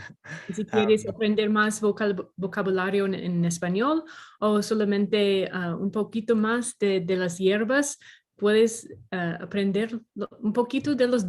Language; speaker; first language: Spanish; non-native, learner; English